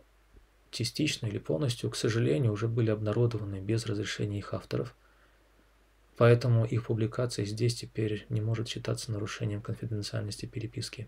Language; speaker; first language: Russian; native; Russian